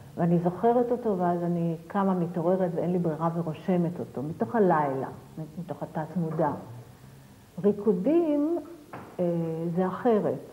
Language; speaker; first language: Hebrew; native; Hebrew